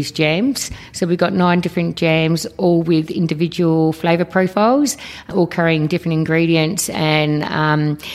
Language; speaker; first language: English; native; English